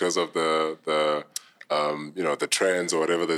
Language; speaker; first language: English; non-native, local second language; Southern Sotho